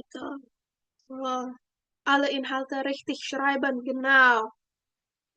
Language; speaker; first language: German; non-native, fluent; Indonesian